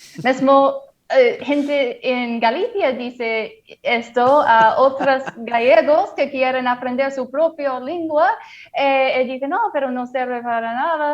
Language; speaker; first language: Spanish; non-native, fluent; English